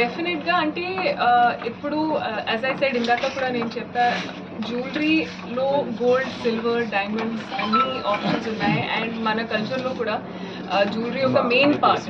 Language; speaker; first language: Telugu; non-native, learner; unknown